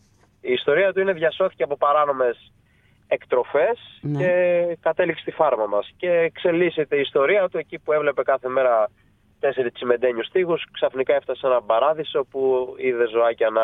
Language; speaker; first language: Greek; native; Greek